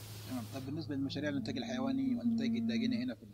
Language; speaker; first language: Arabic; native; Arabic